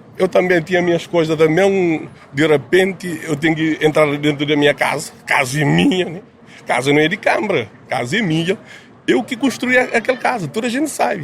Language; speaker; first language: Portuguese; non-native, local second language; Kabuverdianu